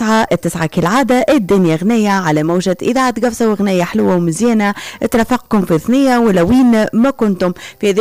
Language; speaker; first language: Arabic; native; Arabic